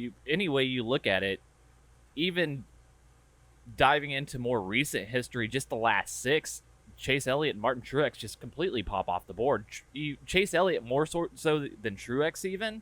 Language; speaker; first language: English; native; English